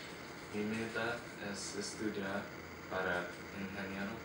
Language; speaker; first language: Spanish; non-native, learner; English